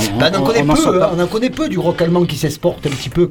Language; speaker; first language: French; native; French